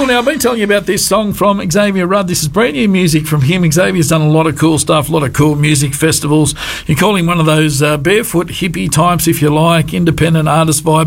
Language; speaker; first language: English; native; English